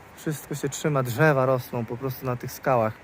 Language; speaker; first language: Polish; native; Polish